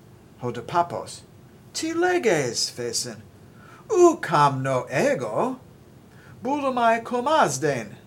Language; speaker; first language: Greek; non-native, learner; English